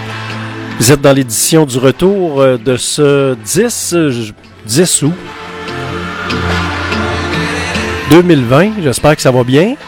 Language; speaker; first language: French; native; French